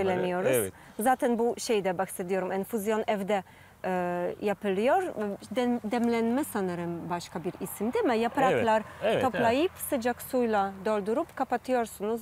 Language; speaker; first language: Turkish; non-native, fluent; Polish